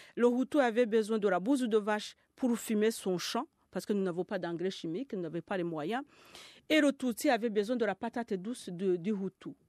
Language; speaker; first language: French; non-native, local second language; Kinyarwanda